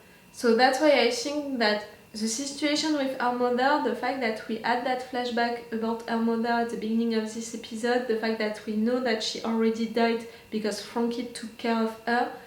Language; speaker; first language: English; non-native, fluent; French